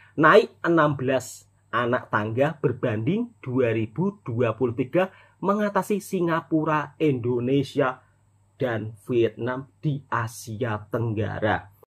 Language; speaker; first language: Indonesian; native; Indonesian